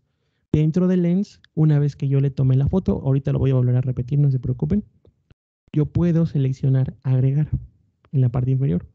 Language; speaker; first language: Spanish; native; Spanish